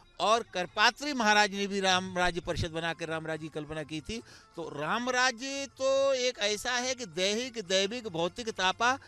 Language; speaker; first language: Hindi; native; Hindi